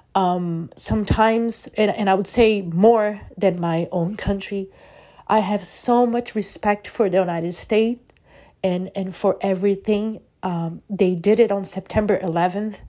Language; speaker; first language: English; non-native, fluent; Portuguese